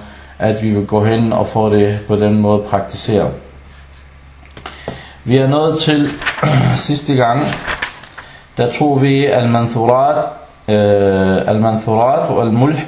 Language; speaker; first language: Danish; early bilingual, other home language; Arabic